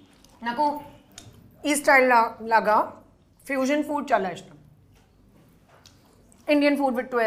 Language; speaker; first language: Telugu; non-native, learner; Hindi